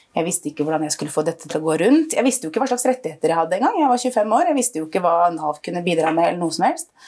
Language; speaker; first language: Norwegian; early bilingual, other home language; Arabic